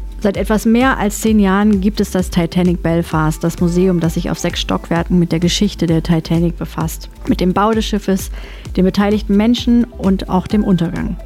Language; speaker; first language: German; native; German